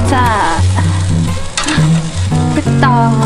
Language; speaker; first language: Korean; native; Korean